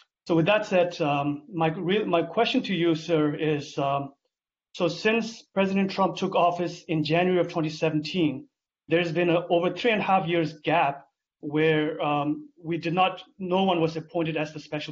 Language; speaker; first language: English; non-native, local second language; Tibetan